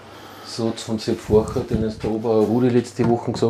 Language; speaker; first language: German; native; German